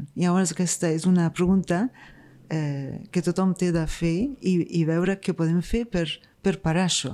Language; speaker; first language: Catalan; non-native, fluent; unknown